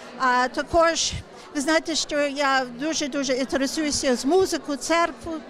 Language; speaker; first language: Ukrainian; early bilingual, heritage; English